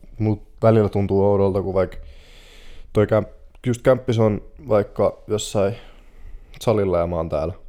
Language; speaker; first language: Finnish; native; Finnish